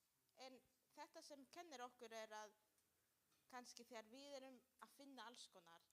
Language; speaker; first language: Icelandic; non-native, learner; Spanish